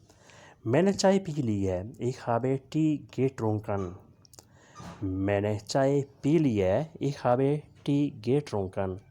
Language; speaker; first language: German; non-native, learner; Urdu